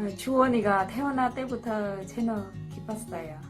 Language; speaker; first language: Korean; non-native, learner; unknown